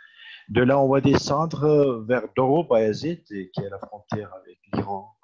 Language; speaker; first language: French; non-native, fluent; Turkish